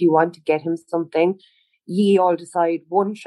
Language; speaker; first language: English; native; English